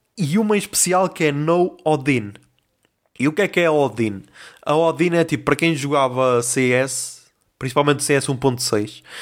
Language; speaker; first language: Portuguese; native; Portuguese